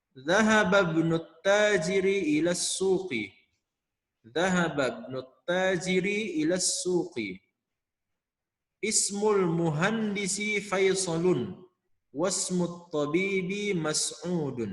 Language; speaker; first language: Arabic; non-native, fluent; Indonesian